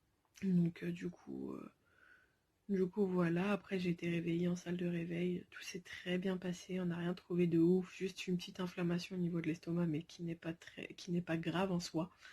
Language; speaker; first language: French; native; French